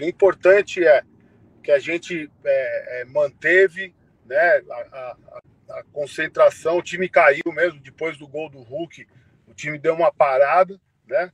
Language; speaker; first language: Portuguese; native; Portuguese